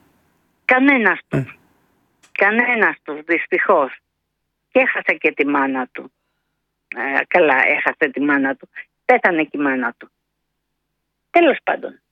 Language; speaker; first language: Greek; native; Greek